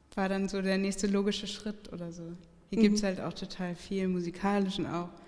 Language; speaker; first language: German; native; German